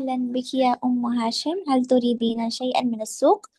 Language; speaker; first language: Arabic; non-native, learner; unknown